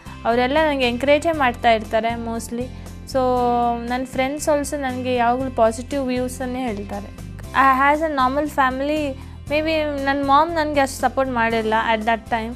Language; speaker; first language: Kannada; non-native, local second language; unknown